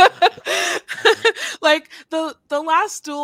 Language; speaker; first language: English; native; English